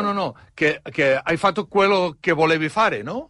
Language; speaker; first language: Italian; non-native, learner; Catalan